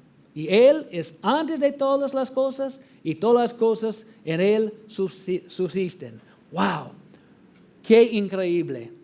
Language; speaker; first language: Spanish; non-native, fluent; English